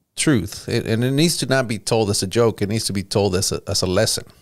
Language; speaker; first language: English; early bilingual, other home language; Spanish